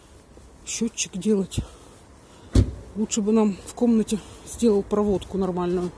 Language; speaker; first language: Russian; native; Russian